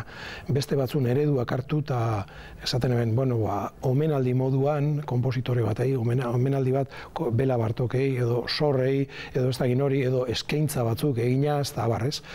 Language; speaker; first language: Basque; native; Basque